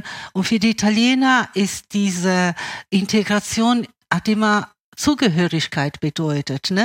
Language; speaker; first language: German; early bilingual, other home language; Italian